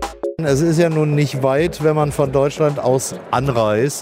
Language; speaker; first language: German; native; German